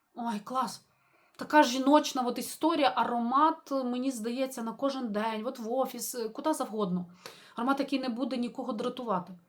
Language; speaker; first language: Ukrainian; non-native, local second language; Russian